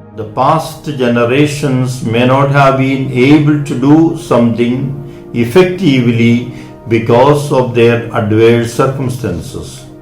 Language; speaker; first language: English; non-native, local second language; Malayalam